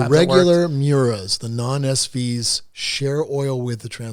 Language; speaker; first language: English; native; English